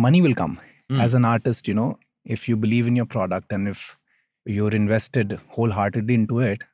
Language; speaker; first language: English; non-native, local second language; Hindi